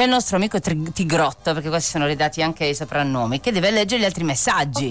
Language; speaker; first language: Italian; native; Italian